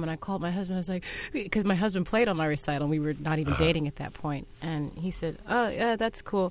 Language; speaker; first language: English; native; English